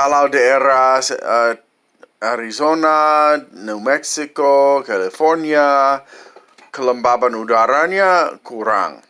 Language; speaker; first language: Indonesian; non-native, fluent; English